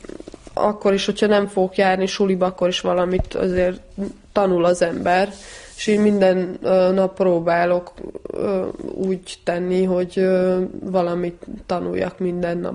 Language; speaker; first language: Hungarian; non-native, fluent; Serbian